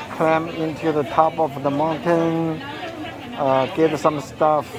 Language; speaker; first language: English; non-native, fluent; Chinese